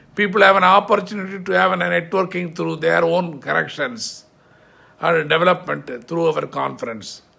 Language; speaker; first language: English; non-native, local second language; Tamil